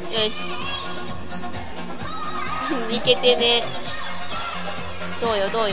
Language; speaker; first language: Japanese; native; Japanese